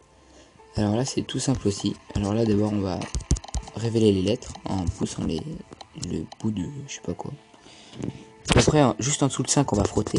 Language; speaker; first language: French; native; French